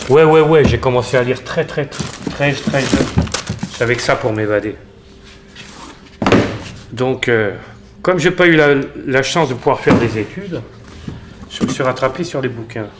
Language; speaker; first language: French; native; French